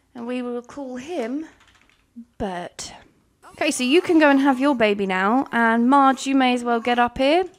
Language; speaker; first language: English; native; English